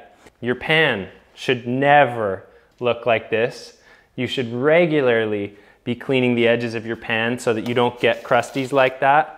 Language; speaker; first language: English; native; English